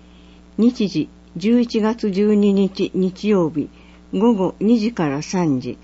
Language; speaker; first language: Japanese; native; Japanese